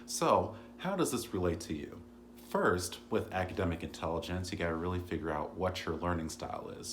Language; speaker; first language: English; native; English